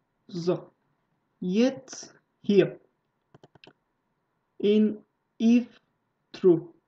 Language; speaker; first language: German; non-native, learner; Persian